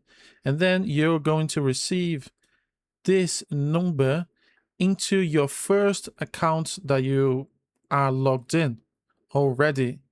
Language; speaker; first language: English; non-native, fluent; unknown